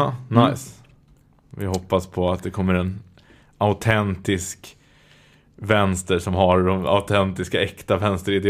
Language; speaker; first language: Swedish; native; Swedish